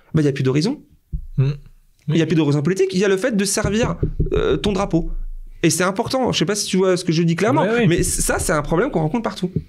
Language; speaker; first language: French; native; French